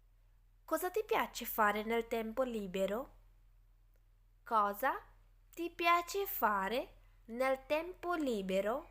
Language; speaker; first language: Italian; non-native, fluent; Urdu